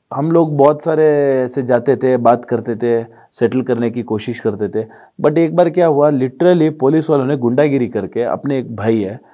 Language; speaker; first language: Hindi; non-native, local second language; Marwari